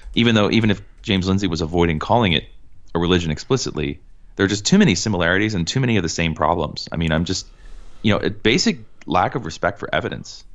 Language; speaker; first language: English; native; English